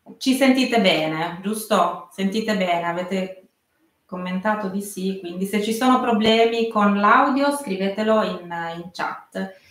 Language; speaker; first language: Italian; native; Italian